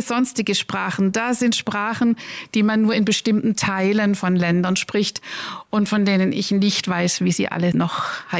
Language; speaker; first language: German; native; German